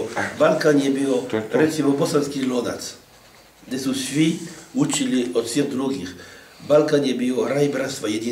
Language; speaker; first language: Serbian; non-native, fluent; French